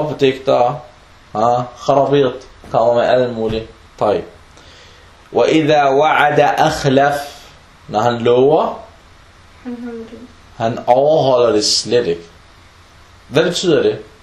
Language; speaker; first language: Danish; early bilingual, other home language; Arabic